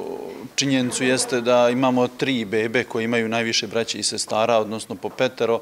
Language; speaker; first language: Serbian; native; Serbian